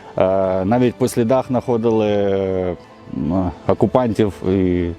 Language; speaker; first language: Ukrainian; non-native, local second language; Russian